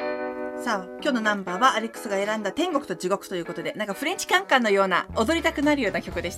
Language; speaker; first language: Japanese; native; Japanese